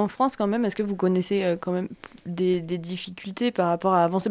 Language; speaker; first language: French; native; French